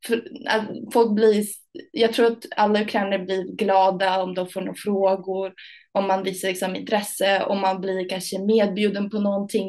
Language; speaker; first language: Swedish; early bilingual, other home language; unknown